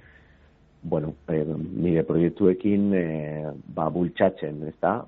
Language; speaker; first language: Basque; non-native, local second language; Spanish